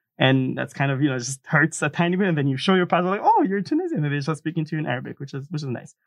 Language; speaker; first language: English; non-native, fluent; Arabic